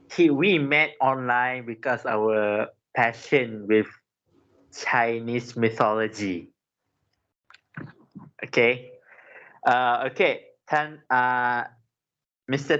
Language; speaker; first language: English; non-native, local second language; Malay